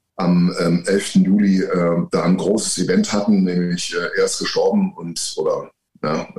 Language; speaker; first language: German; native; German